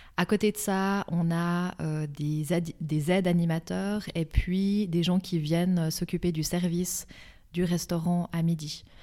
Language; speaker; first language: French; native; French